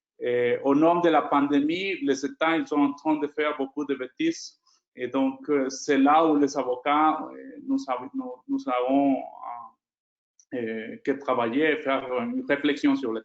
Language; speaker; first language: French; non-native, fluent; Spanish